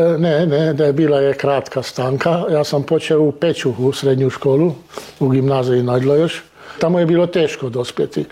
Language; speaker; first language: Croatian; early bilingual, heritage; Croatian